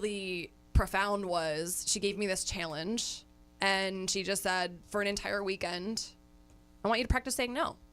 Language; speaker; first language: English; native; English